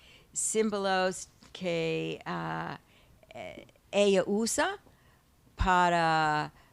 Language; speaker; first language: Spanish; non-native, learner; English